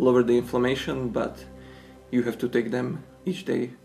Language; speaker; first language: English; non-native, fluent; Slovak